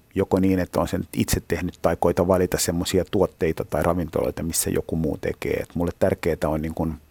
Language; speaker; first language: Finnish; native; Finnish